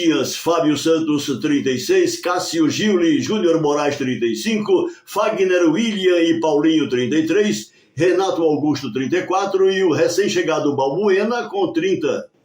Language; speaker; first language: Portuguese; native; Portuguese